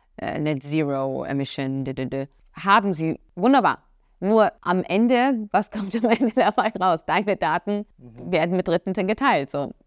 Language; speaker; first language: German; early bilingual, other home language; Arabic